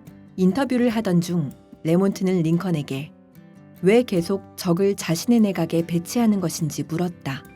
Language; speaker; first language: Korean; native; Korean